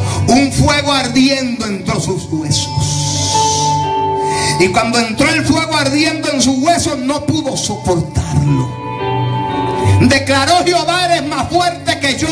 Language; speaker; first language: Spanish; native; Spanish